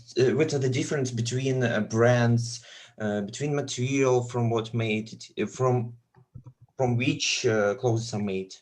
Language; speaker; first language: English; non-native, learner; Russian